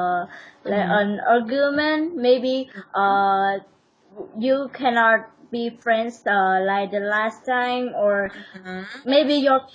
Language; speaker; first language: English; non-native, learner; Vietnamese